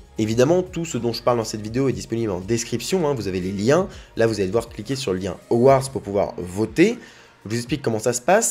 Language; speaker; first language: French; native; French